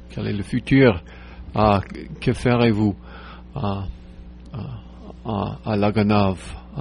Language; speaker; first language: French; non-native, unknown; English